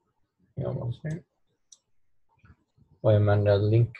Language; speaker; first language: Spanish; non-native, learner; English